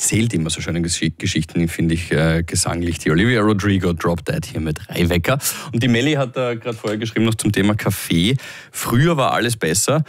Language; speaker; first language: German; native; German